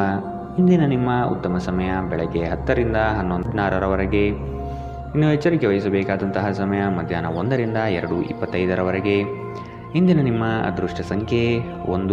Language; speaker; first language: Kannada; native; Kannada